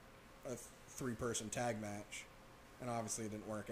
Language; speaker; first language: English; native; English